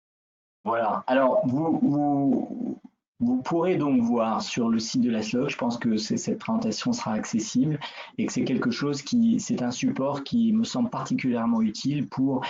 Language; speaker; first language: French; native; French